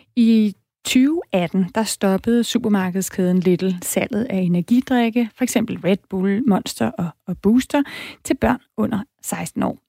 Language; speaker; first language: Danish; native; Danish